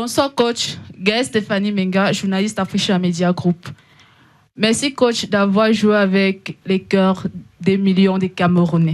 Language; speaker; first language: French; native; French